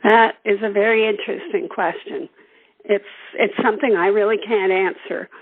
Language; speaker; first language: English; native; English